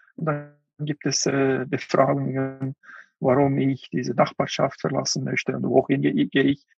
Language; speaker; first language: German; non-native, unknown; Uyghur